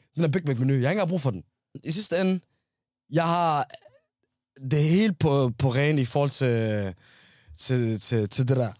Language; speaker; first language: Danish; early bilingual, other home language; Somali